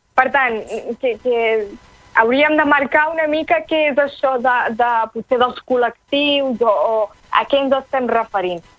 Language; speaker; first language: Catalan; early bilingual, other home language; Arabic